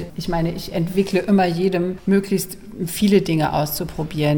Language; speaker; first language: German; native; German